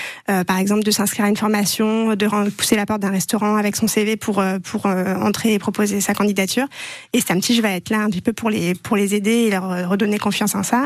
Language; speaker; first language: French; native; French